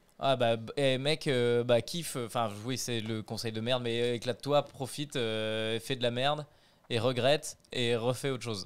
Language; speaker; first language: French; native; French